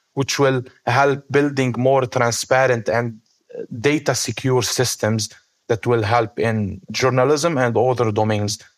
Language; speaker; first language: English; non-native, fluent; Arabic